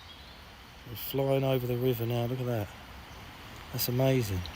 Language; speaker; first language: English; native; English